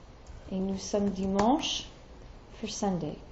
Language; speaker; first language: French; non-native, fluent; English